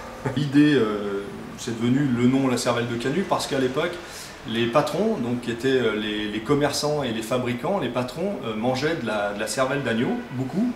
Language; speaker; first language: French; native; French